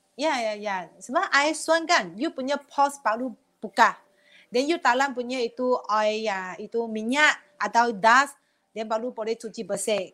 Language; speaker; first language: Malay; non-native, local second language; Chinese